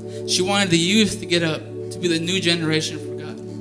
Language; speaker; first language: English; early bilingual, other home language; Spanish